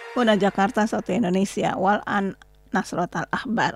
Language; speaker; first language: Arabic; non-native, fluent; Indonesian